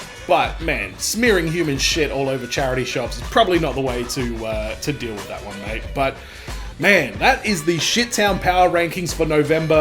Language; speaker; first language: English; native; English